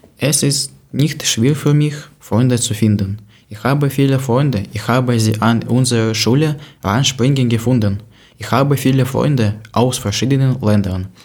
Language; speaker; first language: German; non-native, learner; Ukrainian